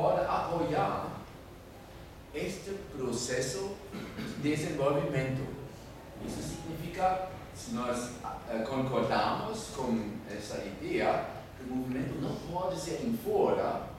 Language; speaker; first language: Portuguese; non-native, fluent; German